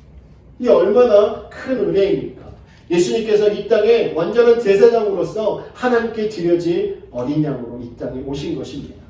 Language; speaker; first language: Korean; native; Korean